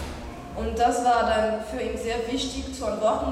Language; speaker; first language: German; non-native, fluent; French